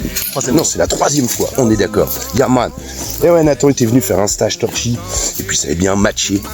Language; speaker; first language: French; native; French